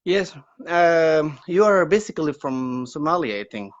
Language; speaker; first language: English; non-native, learner; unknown